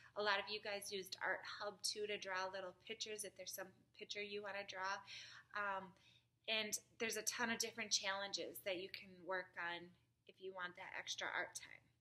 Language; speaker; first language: English; native; English